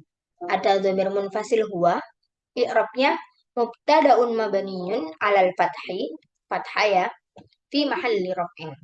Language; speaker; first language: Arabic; non-native, learner; Indonesian